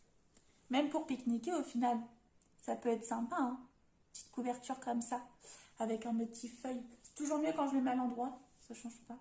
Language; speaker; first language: French; native; French